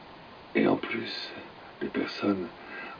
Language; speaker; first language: French; native; French